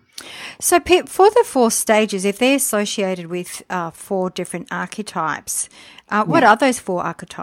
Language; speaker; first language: English; native; English